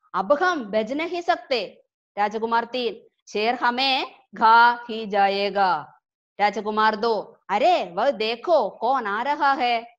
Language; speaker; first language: Hindi; non-native, local second language; Malayalam